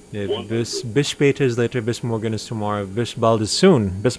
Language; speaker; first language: German; non-native, learner; Filipino